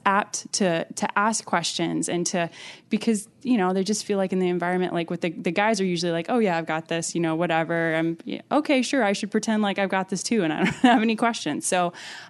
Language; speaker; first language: English; native; English